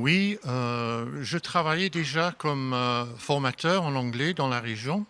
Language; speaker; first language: French; non-native, fluent; English